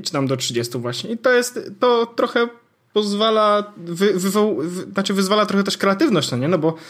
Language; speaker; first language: Polish; native; Polish